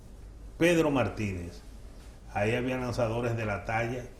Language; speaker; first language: Spanish; native; Spanish